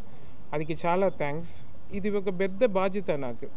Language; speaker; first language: Telugu; non-native, learner; Tamil